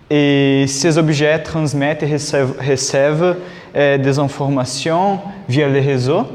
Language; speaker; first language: French; non-native, learner; Portuguese